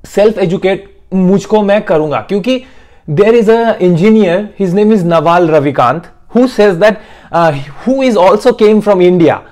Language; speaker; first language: Hindi; non-native, local second language; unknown